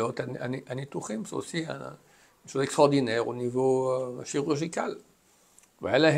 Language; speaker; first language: French; native; French